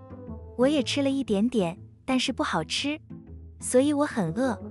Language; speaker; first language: Chinese; non-native, learner; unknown